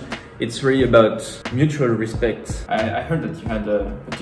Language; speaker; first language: English; non-native, fluent; French